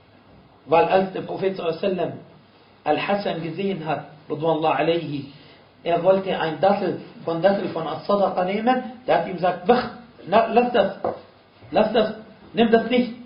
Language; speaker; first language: German; non-native, fluent; Arabic